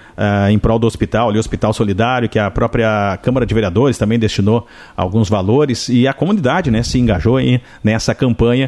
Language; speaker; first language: Portuguese; native; Portuguese